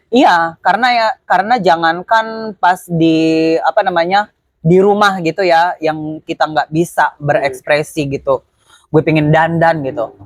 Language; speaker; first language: Indonesian; native; Indonesian